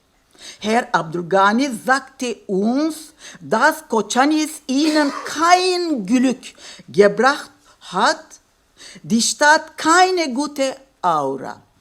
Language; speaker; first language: German; non-native, fluent; Kurdish